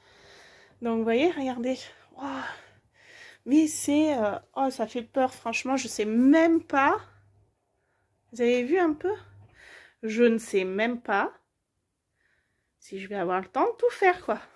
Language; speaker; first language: French; native; French